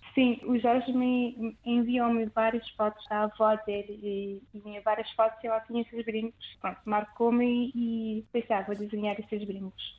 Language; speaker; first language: Portuguese; non-native, fluent; French